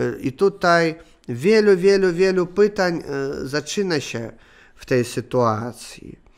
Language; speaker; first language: Polish; non-native, learner; Russian